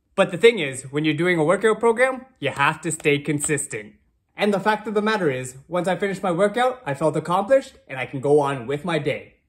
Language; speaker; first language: English; native; English